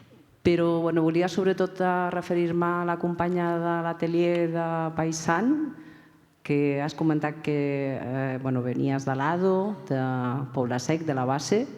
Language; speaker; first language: Catalan; non-native, local second language; Spanish